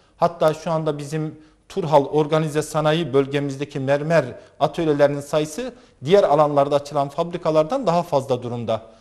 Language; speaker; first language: Turkish; native; Turkish